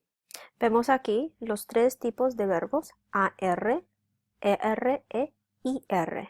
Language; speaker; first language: Spanish; non-native, fluent; English